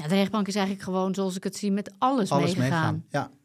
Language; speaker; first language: Dutch; native; Dutch